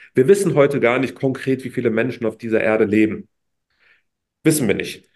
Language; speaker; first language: German; native; German